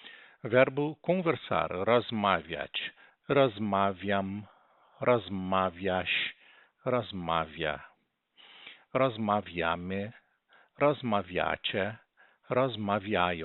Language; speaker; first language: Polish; non-native, learner; Portuguese